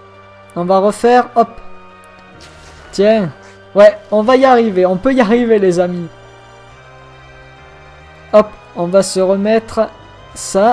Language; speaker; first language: French; native; French